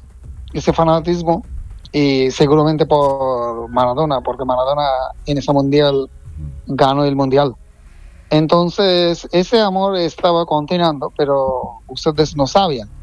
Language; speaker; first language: Spanish; non-native, fluent; Bangla